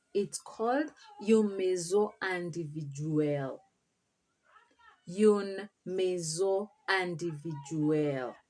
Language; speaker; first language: French; non-native, fluent; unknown